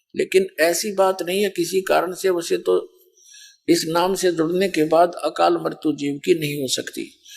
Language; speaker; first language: Hindi; native; Hindi